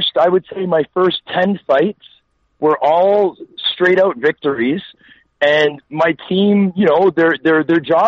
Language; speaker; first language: English; native; English